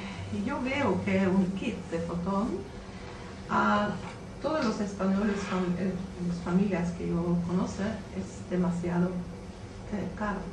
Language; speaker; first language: Spanish; non-native, learner; Norwegian